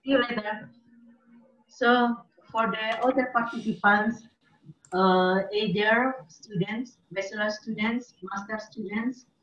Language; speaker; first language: English; non-native, learner; Indonesian